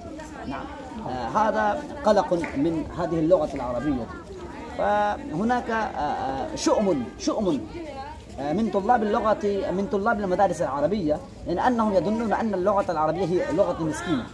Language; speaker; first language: Arabic; non-native, fluent; Urdu